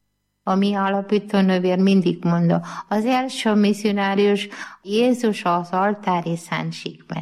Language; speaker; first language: Hungarian; non-native, learner; Malayalam